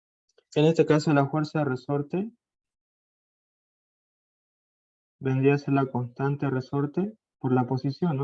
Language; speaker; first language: Spanish; native; Spanish